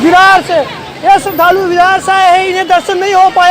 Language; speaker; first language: Hindi; native; Hindi